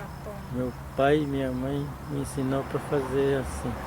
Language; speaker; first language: Portuguese; non-native, local second language; Guarani